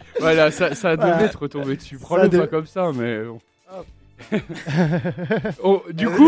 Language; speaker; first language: French; native; French